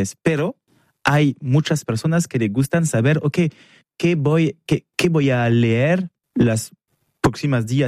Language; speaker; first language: Spanish; non-native, learner; French